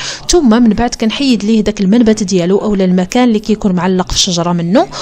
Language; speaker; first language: Arabic; native; Arabic